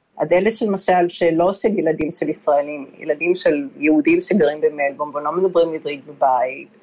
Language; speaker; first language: Hebrew; early bilingual, other home language; Polish